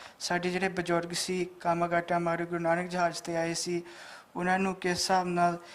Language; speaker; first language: Punjabi; early bilingual, heritage; Punjabi